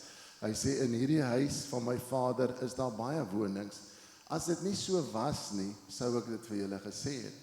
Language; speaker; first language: Afrikaans; native; Afrikaans